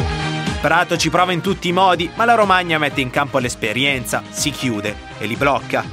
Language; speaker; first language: Italian; native; Italian